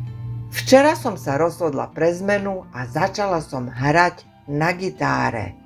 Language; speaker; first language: Slovak; non-native, fluent; Serbian